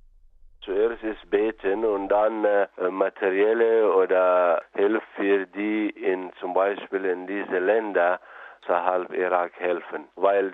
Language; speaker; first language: German; non-native, learner; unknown